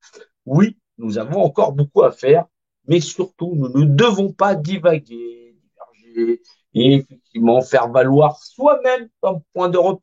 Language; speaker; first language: French; native; French